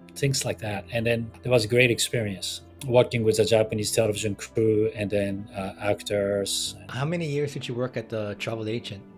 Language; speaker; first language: English; non-native, fluent; Japanese